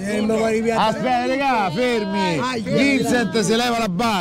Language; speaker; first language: Italian; native; Italian